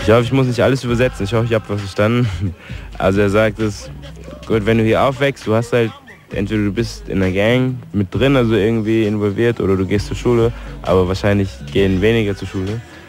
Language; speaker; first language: German; native; German